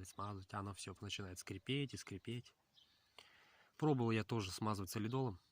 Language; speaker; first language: Russian; native; Russian